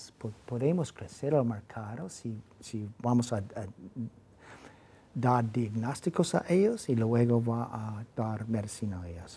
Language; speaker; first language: Spanish; non-native, fluent; English